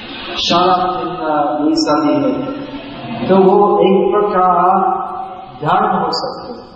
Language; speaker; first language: Hindi; non-native, learner; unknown